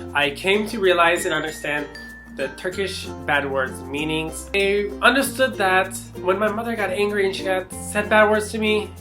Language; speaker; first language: English; native; English